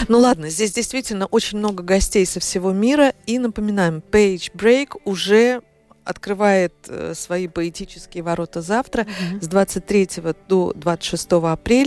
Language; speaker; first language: Russian; native; Russian